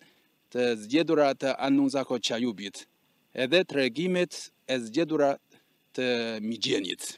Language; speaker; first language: Albanian; non-native, fluent; Chinese